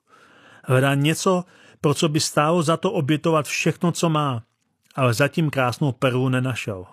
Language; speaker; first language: Czech; native; Czech